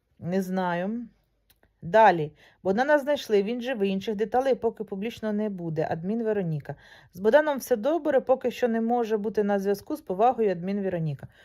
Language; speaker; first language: Ukrainian; non-native, local second language; Russian